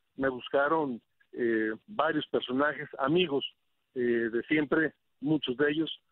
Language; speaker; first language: Spanish; native; Spanish